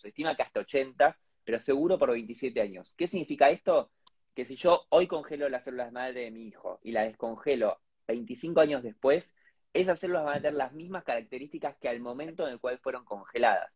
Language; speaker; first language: Spanish; native; Spanish